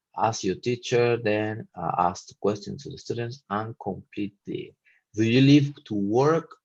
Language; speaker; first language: English; non-native, fluent; Spanish